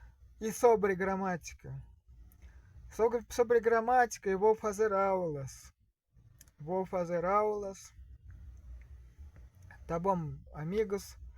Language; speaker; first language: Portuguese; non-native, learner; Russian